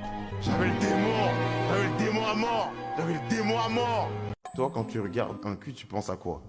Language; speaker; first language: French; native; French